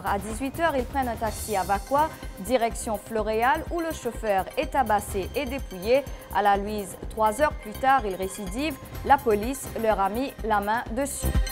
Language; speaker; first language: French; non-native, local second language; Morisyen